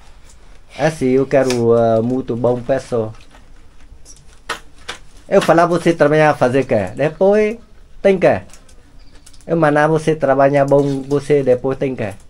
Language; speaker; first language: Portuguese; non-native, learner; Vietnamese